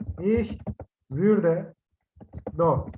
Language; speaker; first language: German; non-native, fluent; Turkish